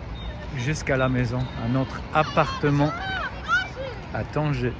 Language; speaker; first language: French; non-native, fluent; German